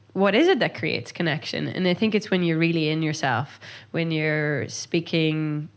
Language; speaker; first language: English; native; English